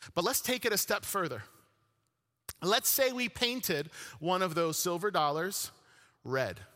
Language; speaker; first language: English; early bilingual, other home language; Arabic